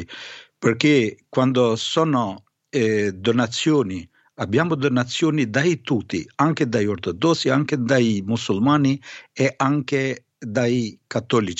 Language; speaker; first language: Italian; non-native, fluent; Albanian